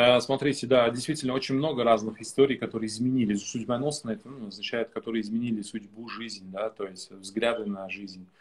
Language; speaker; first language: Russian; non-native, local second language; Uzbek